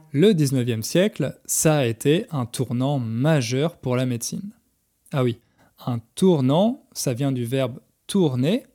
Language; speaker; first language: French; native; French